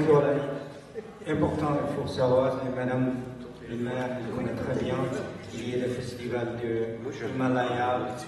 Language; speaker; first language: French; non-native, fluent; Tibetan